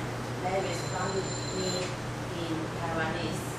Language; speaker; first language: English; non-native, learner; Chinese